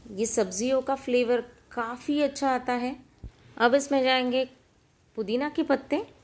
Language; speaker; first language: Hindi; non-native, local second language; Marathi